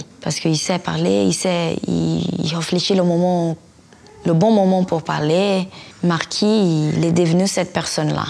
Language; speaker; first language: French; non-native, fluent; Portuguese